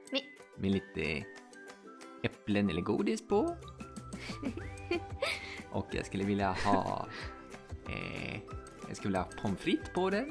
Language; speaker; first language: Swedish; native; Swedish